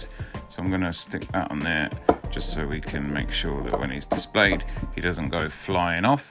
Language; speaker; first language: English; native; English